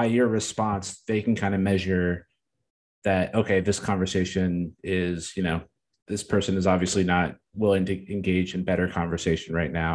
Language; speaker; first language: English; native; English